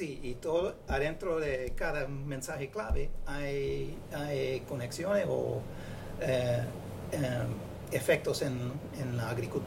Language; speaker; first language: Spanish; non-native, fluent; English